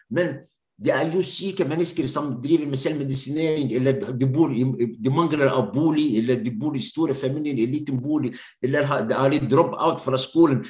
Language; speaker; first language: Norwegian; non-native, fluent; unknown